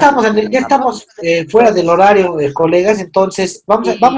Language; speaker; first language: Spanish; native; Spanish